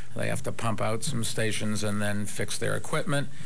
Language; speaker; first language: English; native; English